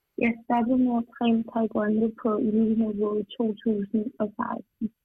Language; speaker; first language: Danish; early bilingual, other home language; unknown